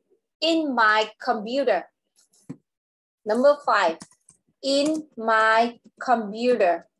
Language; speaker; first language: English; non-native, local second language; Vietnamese